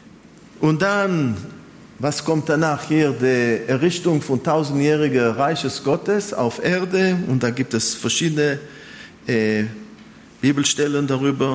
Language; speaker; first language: German; non-native, fluent; Hebrew